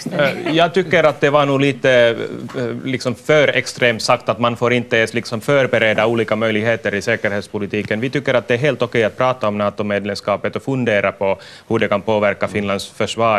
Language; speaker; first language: Swedish; non-native, local second language; Finnish